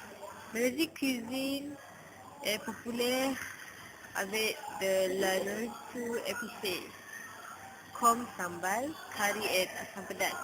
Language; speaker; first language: French; non-native, learner; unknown